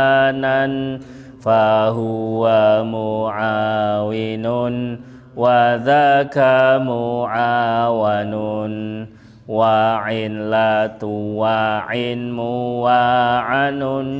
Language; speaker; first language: Arabic; non-native, fluent; Indonesian